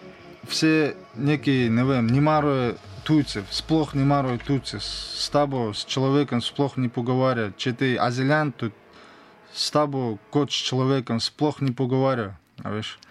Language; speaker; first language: Slovenian; non-native, learner; Russian